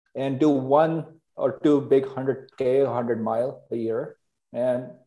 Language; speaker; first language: English; non-native, local second language; Hindi